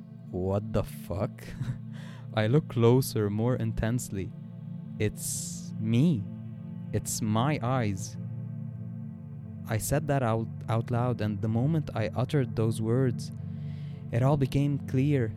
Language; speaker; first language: English; non-native, local second language; Arabic